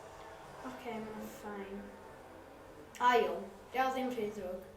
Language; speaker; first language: Welsh; non-native, local second language; English